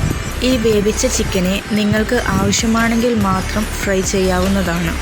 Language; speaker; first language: Malayalam; native; Malayalam